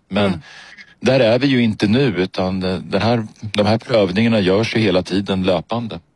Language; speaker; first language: Swedish; native; Swedish